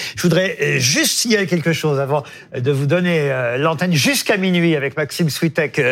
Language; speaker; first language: French; native; French